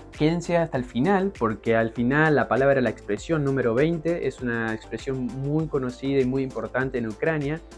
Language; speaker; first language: Spanish; native; Spanish